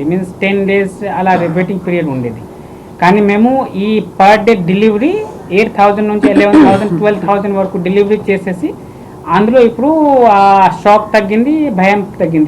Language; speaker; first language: Telugu; non-native, fluent; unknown